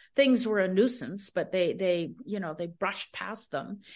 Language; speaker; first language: English; early bilingual, other home language; Spanish